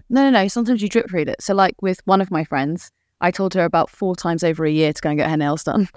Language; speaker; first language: English; early bilingual, other home language; Italian